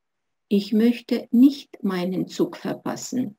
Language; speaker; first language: German; non-native, fluent; Russian